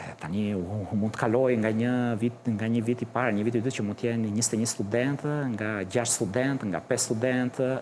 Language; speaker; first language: Albanian; early bilingual, heritage; Albanian